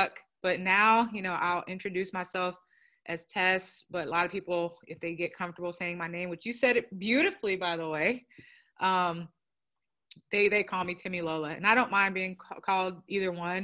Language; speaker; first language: English; native; English